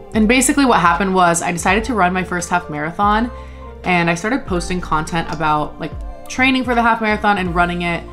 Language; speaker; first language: English; native; English